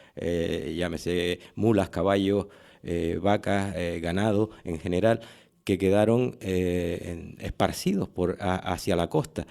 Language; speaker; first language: Spanish; native; Spanish